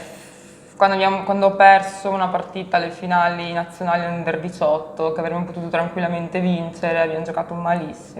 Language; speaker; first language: Italian; native; Italian